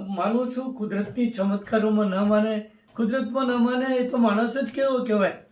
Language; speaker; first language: Gujarati; native; Gujarati